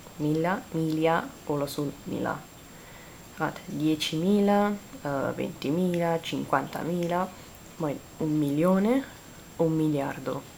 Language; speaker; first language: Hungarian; non-native, learner; Italian